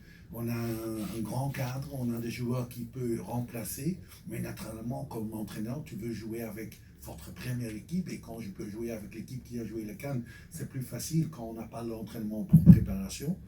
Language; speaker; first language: French; non-native, fluent; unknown